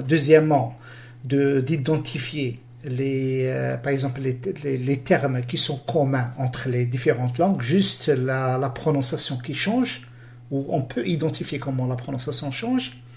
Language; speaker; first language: French; non-native, local second language; Arabic